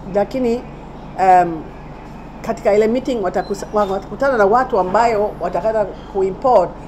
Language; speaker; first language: Swahili; non-native, fluent; Seselwa Creole French